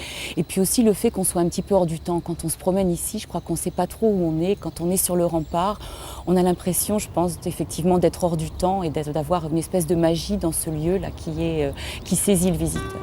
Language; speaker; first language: French; native; French